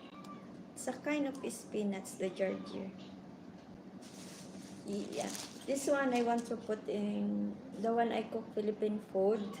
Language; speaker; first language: English; non-native, learner; Bikol